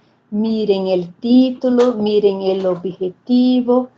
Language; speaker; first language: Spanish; non-native, fluent; Portuguese